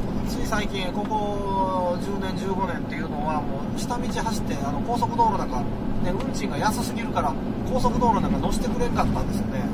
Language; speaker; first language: Japanese; native; Japanese